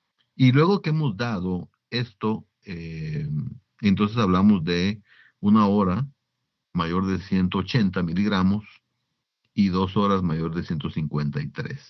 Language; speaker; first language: Spanish; native; Spanish